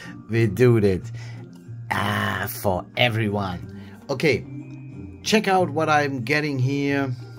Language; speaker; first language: English; non-native, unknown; German